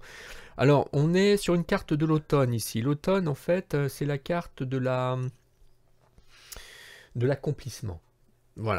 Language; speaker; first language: French; native; French